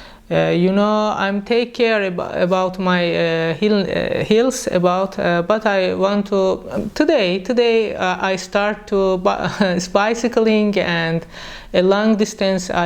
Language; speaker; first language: English; non-native, learner; Persian